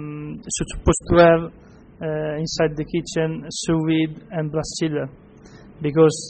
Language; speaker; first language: English; non-native, fluent; Italian